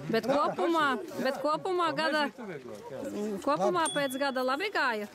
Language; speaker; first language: Latvian; native; Latvian